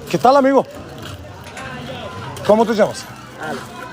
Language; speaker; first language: Spanish; non-native, learner; Bulgarian